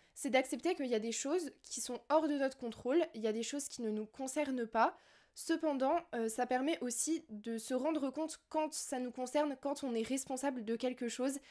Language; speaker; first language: French; native; French